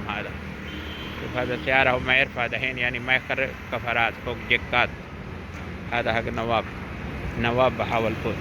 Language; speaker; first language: Arabic; non-native, learner; Urdu